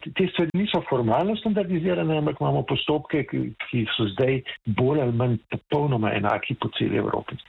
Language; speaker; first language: Slovenian; native; Slovenian